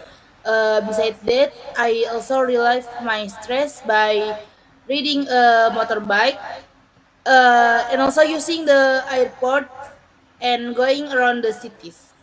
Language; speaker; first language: English; non-native, learner; Indonesian